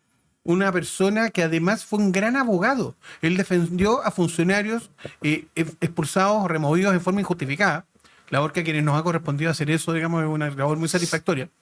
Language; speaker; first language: Spanish; native; Spanish